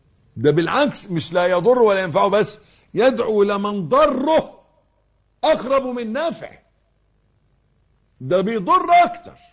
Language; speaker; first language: Arabic; native; Arabic